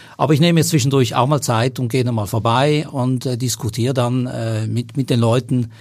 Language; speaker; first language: German; native; German